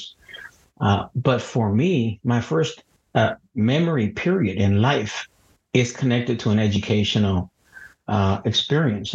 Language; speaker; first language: English; native; English